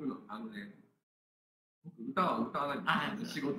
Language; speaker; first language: Japanese; native; Japanese